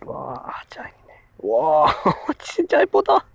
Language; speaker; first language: Korean; non-native, fluent; English